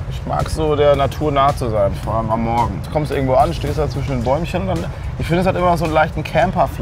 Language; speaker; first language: German; native; German